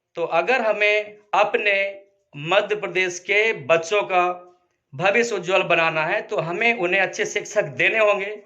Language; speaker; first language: Hindi; native; Hindi